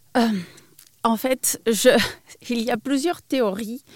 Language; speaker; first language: French; non-native, fluent; Spanish